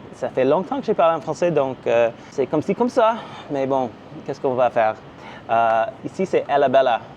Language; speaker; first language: French; non-native, local second language; English